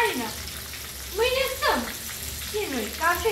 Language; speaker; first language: Romanian; native; Romanian